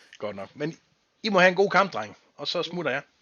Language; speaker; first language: Danish; native; Danish